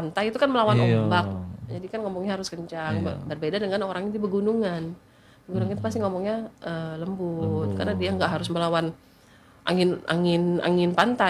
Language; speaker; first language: Indonesian; native; Indonesian